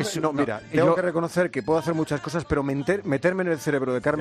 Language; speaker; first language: Spanish; native; Spanish